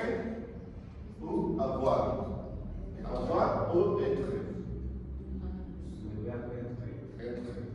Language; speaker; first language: French; non-native, learner; Spanish